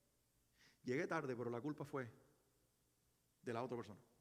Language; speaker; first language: Spanish; native; Spanish